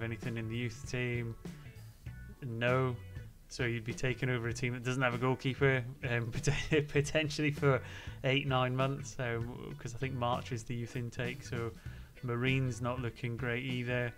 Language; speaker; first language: English; native; English